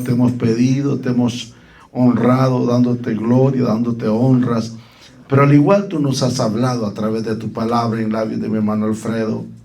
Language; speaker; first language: Spanish; native; Spanish